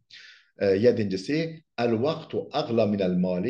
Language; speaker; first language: Arabic; non-native, fluent; Kurdish